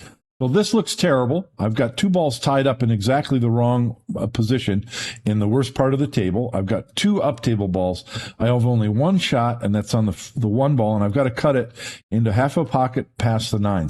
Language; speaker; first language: English; native; English